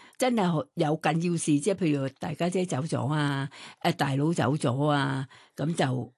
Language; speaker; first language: Cantonese; non-native, fluent; Thai